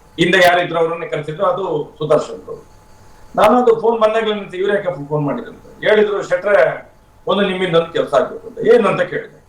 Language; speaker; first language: Kannada; non-native, local second language; Tulu